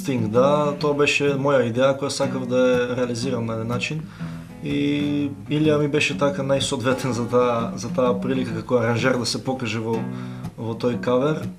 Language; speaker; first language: Macedonian; native; Macedonian